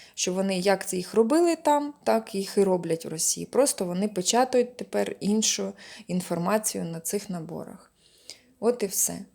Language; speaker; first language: Ukrainian; non-native, local second language; Russian